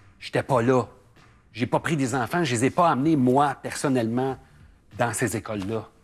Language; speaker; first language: French; native; French